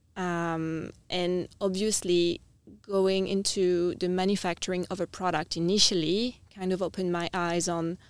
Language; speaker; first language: English; non-native, fluent; French